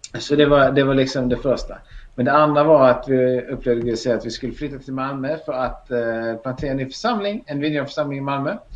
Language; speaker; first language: Swedish; native; Swedish